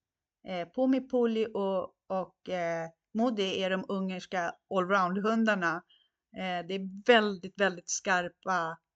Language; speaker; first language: Swedish; non-native, fluent; Hungarian